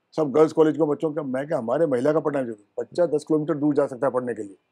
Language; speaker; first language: Hindi; native; Hindi